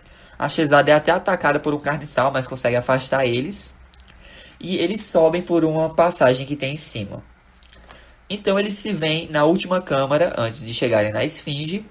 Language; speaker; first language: Portuguese; native; Portuguese